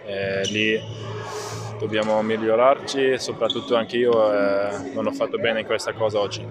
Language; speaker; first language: Italian; non-native, fluent; German